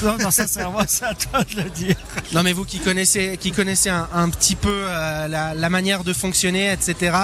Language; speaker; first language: French; native; French